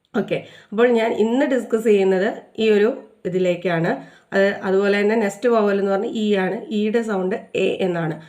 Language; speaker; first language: Malayalam; native; Malayalam